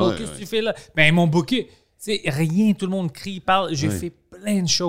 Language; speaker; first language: French; non-native, local second language; English